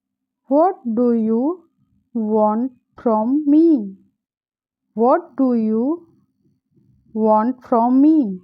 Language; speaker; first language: English; non-native, fluent; Hindi